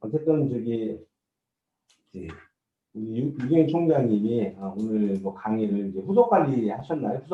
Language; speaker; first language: Korean; native; Korean